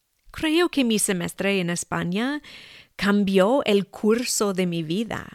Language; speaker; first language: Spanish; non-native, fluent; English